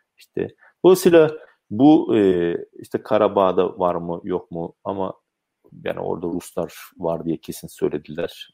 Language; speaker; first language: Turkish; native; Turkish